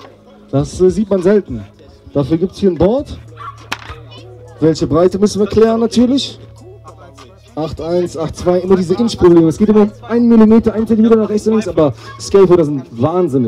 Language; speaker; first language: German; native; German